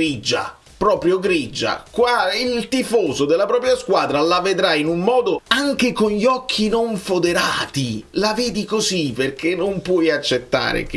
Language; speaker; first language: Italian; native; Italian